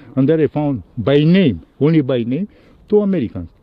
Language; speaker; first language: English; non-native, learner; Romanian